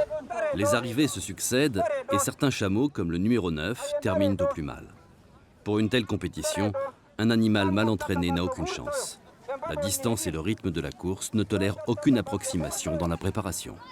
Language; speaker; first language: French; native; French